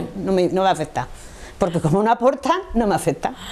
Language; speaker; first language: Spanish; native; Spanish